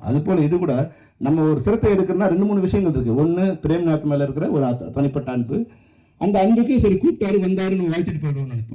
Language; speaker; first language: Tamil; native; Tamil